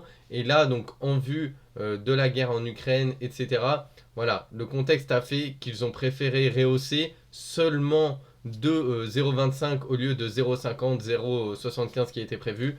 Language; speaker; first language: French; native; French